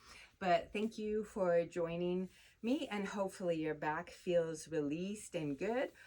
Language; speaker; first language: English; native; English